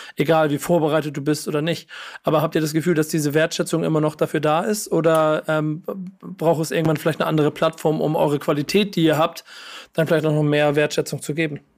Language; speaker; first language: German; native; German